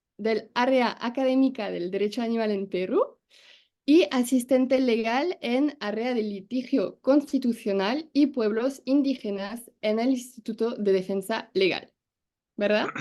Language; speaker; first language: Spanish; non-native, fluent; French